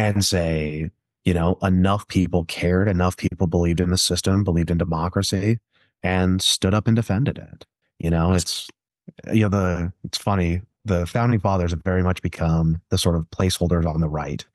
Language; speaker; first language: English; native; English